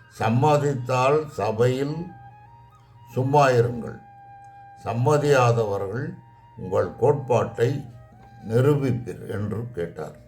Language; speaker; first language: Tamil; native; Tamil